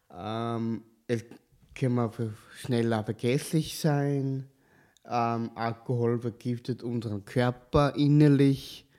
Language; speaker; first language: German; native; German